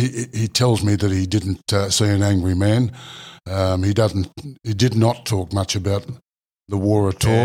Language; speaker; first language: English; native; English